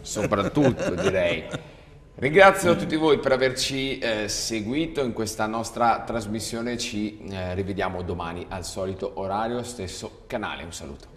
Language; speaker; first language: Italian; native; Italian